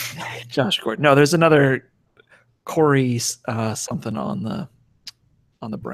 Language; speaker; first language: English; native; English